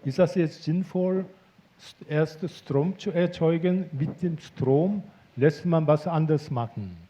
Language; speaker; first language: German; non-native, fluent; Korean